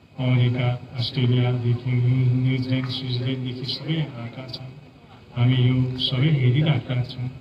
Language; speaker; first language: Nepali; non-native, local second language; Limbu